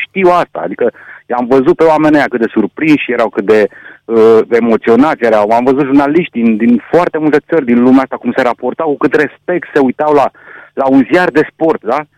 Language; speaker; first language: Romanian; non-native, local second language; Hungarian